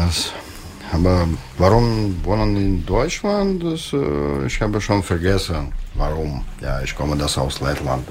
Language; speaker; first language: German; non-native, learner; Russian